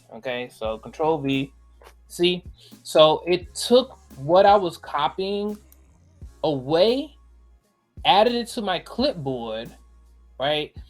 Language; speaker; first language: English; native; English